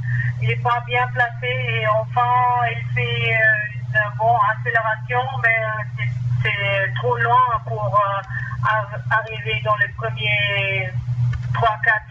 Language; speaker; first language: French; non-native, learner; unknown